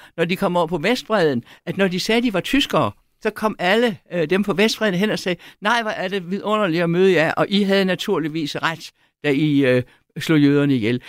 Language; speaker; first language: Danish; native; Danish